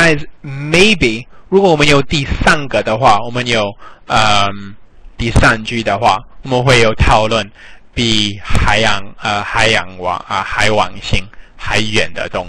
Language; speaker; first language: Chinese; non-native, fluent; English